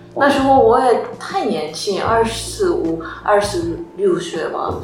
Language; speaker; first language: Chinese; non-native, learner; Korean